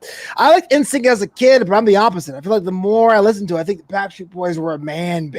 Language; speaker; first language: English; native; English